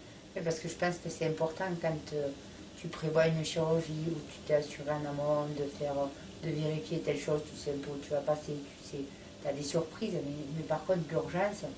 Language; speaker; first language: French; native; French